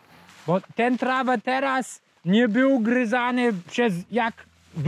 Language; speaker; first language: Polish; non-native, learner; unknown